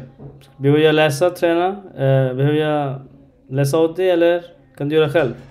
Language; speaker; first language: Swedish; non-native, learner; Arabic